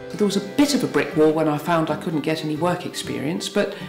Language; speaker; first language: English; native; English